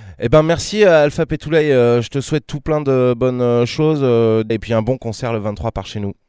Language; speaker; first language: French; native; French